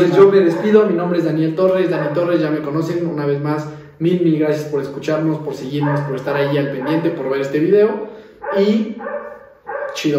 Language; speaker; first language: Spanish; native; Spanish